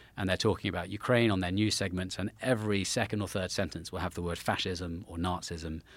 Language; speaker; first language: English; native; English